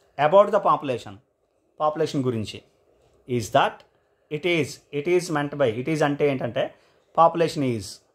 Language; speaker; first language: English; non-native, local second language; Telugu